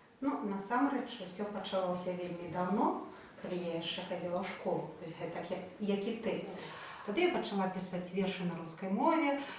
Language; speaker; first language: Belarusian; native; Belarusian